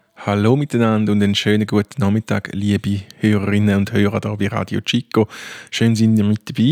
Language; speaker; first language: German; native; German